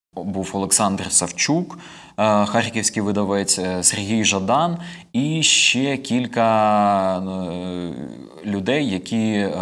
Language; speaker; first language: Ukrainian; non-native, local second language; Russian